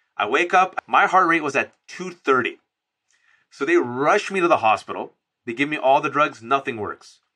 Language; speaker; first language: English; native; English